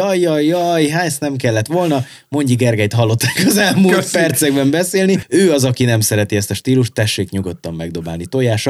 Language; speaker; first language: Hungarian; native; Hungarian